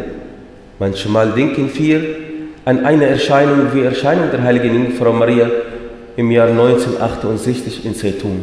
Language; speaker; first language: German; non-native, fluent; Arabic